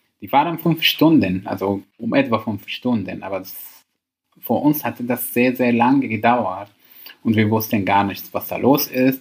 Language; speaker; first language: German; non-native, learner; Arabic